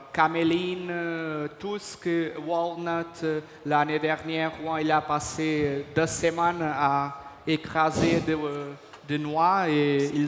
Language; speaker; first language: French; non-native, fluent; Portuguese